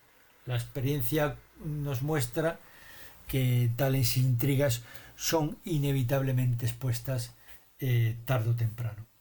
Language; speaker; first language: Spanish; native; Spanish